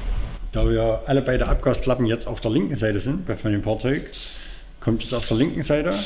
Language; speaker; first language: German; native; German